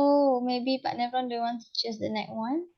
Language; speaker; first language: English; non-native, learner; Indonesian